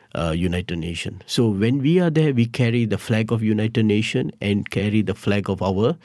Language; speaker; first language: English; non-native, local second language; Tamil